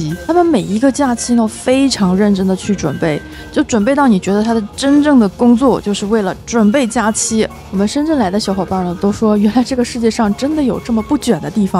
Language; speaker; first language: Chinese; native; Chinese